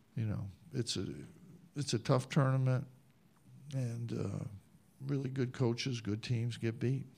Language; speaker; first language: English; native; English